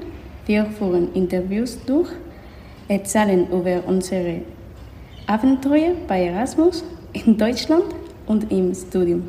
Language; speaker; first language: German; non-native, learner; Spanish